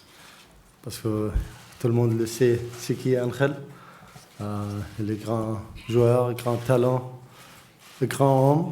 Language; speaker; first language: French; non-native, learner; Arabic